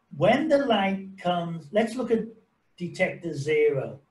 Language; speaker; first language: English; native; English